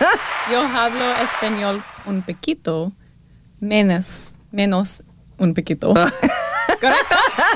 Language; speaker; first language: Spanish; non-native, learner; English